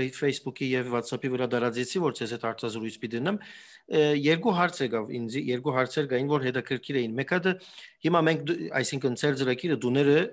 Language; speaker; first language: Armenian; early bilingual, heritage; Armenian